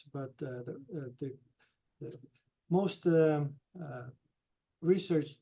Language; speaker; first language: English; non-native, fluent; Romanian